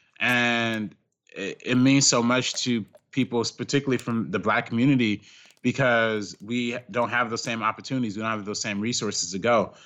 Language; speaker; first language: English; native; English